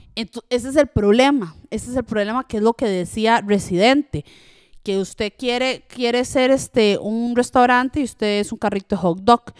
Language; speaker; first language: Spanish; early bilingual, other home language; French